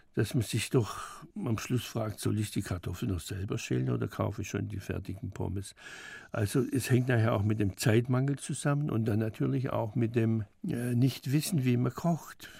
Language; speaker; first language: German; native; German